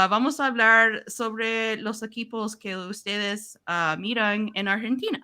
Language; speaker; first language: Spanish; non-native, learner; English